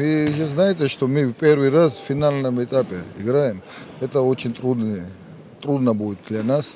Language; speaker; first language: Russian; non-native, fluent; Georgian